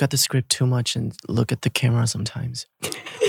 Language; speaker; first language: English; non-native, fluent; Thai